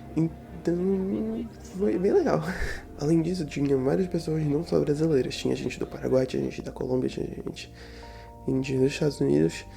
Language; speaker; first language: Portuguese; native; Portuguese